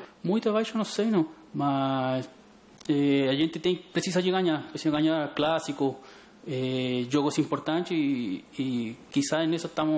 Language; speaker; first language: Portuguese; non-native, fluent; Spanish